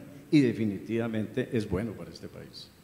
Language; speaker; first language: Spanish; native; Spanish